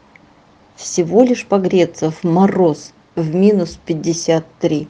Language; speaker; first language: Russian; native; Russian